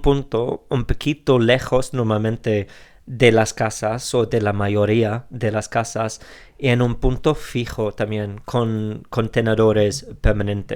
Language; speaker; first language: Spanish; non-native, fluent; English